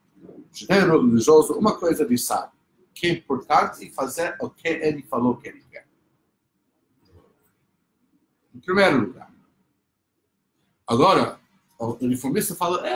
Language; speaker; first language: Portuguese; non-native, fluent; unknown